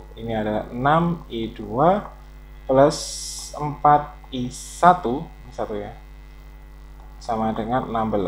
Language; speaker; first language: Indonesian; native; Indonesian